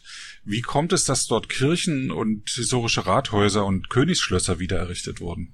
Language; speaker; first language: German; native; German